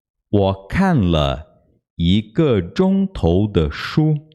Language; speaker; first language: Chinese; non-native, fluent; Portuguese